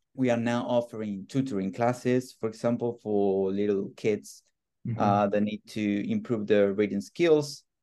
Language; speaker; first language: English; non-native, fluent; Spanish